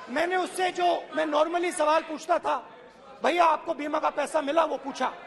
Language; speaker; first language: Hindi; native; Hindi